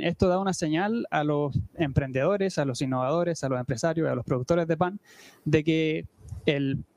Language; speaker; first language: Spanish; native; Spanish